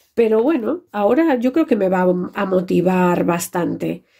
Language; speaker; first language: Spanish; native; Spanish